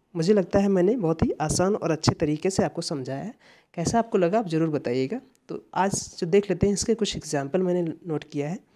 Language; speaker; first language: Hindi; native; Hindi